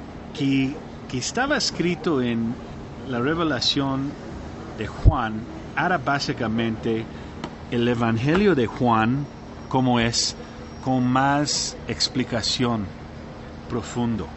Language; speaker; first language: Spanish; non-native, learner; English